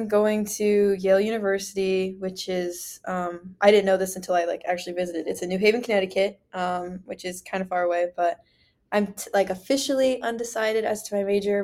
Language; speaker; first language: English; native; English